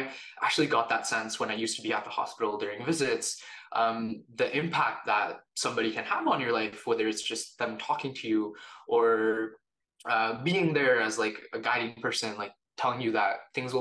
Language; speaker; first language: English; native; English